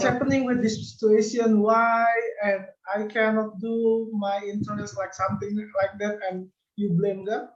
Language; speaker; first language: English; non-native, learner; Indonesian